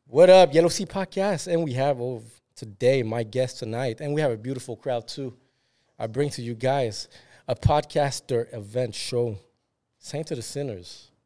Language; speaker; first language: English; native; English